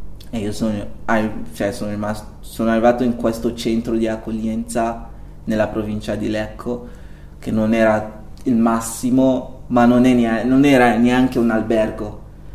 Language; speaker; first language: Italian; non-native, fluent; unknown